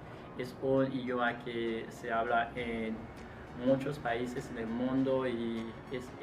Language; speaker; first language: Spanish; non-native, fluent; Haitian Creole